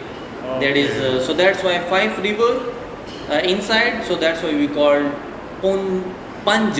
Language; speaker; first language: English; non-native, fluent; Urdu